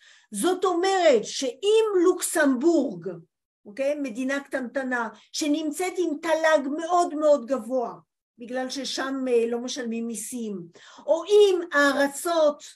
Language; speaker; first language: Hebrew; non-native, fluent; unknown